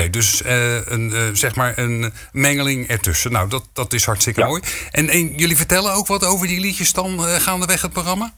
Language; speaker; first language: Dutch; native; Dutch